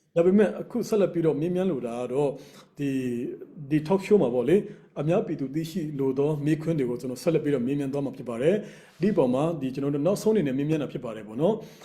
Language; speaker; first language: Burmese; non-native, local second language; Hakha Chin